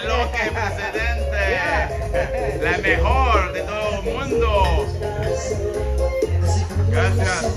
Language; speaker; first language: Spanish; non-native, learner; French